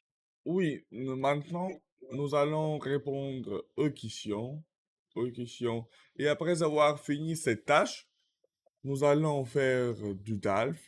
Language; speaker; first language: French; non-native, learner; Russian